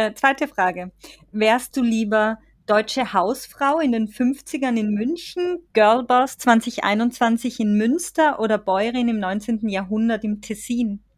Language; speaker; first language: German; native; German